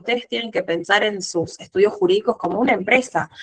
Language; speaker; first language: Spanish; native; Spanish